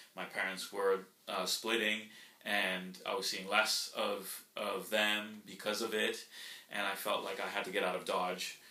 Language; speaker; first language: English; early bilingual, other home language; Spanish